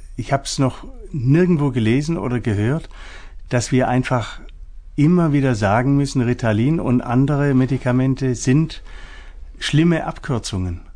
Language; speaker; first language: German; native; German